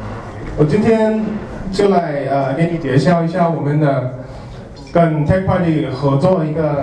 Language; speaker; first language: Chinese; non-native, learner; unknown